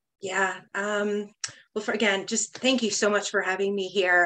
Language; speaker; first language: English; native; English